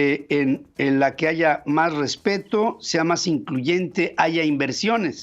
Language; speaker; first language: Spanish; native; Spanish